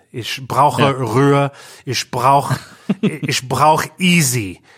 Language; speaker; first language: German; non-native, learner; English